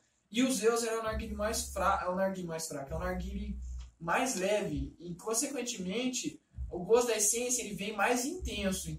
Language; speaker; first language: Portuguese; native; Portuguese